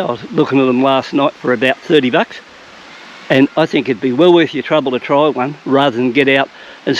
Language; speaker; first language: English; native; English